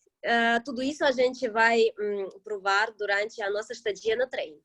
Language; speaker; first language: Portuguese; non-native, fluent; Russian